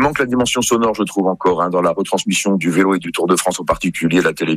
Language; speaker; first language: French; native; French